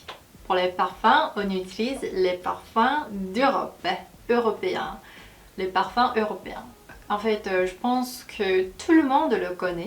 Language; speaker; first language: French; non-native, fluent; Korean